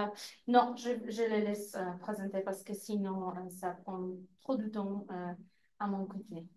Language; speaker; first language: French; non-native, fluent; Polish